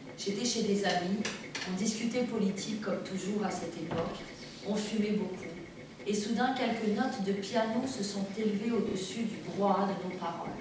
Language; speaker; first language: French; early bilingual, other home language; Persian